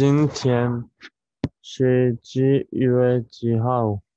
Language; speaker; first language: Chinese; non-native, learner; Korean